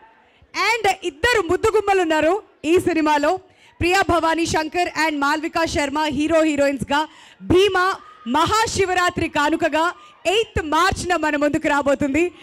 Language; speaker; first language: Telugu; native; Telugu